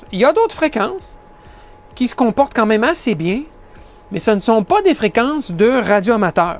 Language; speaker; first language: French; native; French